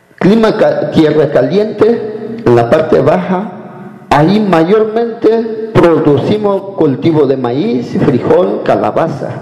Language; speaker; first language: Spanish; non-native, local second language; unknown